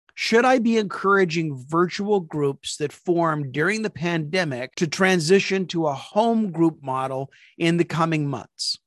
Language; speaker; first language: English; native; English